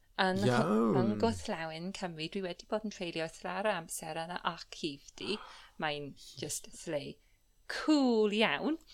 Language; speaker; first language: Welsh; non-native, fluent; English